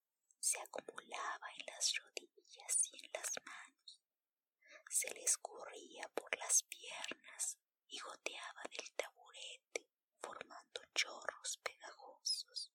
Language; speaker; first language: Spanish; native; Spanish